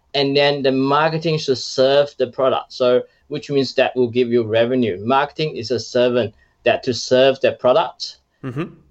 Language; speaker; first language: English; non-native, fluent; Chinese